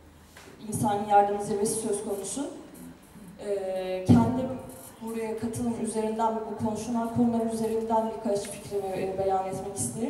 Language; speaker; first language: Turkish; native; Turkish